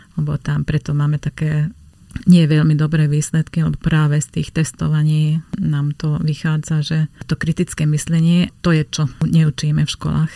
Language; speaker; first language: Slovak; non-native, local second language; Hungarian